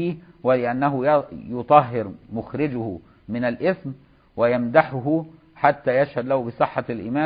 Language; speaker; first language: Arabic; native; Arabic